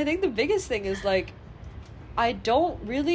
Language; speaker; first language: English; non-native, local second language; Cantonese